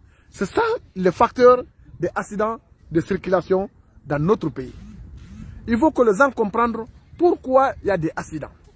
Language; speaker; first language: French; non-native, local second language; Mandingo